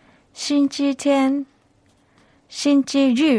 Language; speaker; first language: Chinese; non-native, learner; Japanese